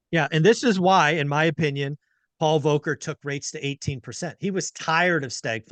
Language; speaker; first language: English; native; English